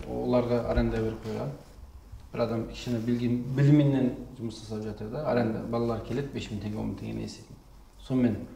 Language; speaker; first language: Kazakh; non-native, fluent; Turkish